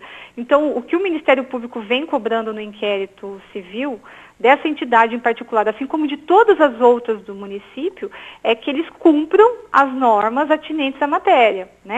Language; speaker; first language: Portuguese; native; Portuguese